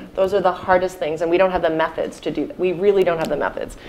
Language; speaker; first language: English; native; English